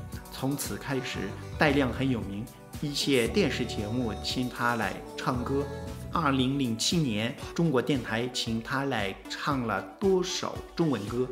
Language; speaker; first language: Chinese; non-native, fluent; French